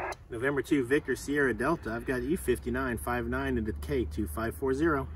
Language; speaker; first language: English; native; English